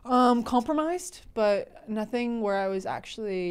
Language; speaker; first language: English; native; English